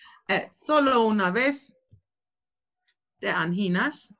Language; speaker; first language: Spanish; non-native, learner; Turkish